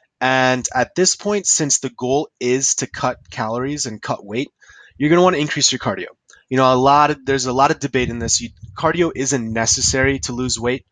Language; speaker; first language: English; native; English